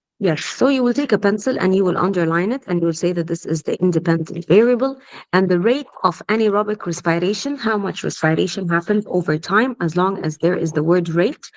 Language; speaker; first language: English; non-native, fluent; Arabic